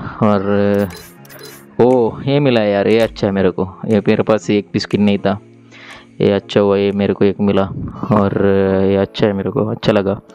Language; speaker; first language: Hindi; non-native, local second language; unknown